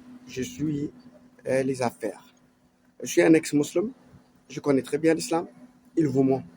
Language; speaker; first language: French; non-native, learner; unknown